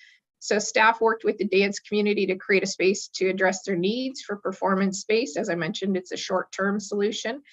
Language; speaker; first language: English; native; English